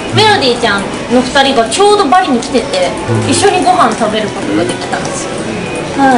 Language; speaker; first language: Japanese; native; Japanese